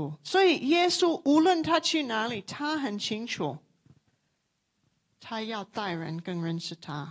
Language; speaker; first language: Chinese; non-native, local second language; English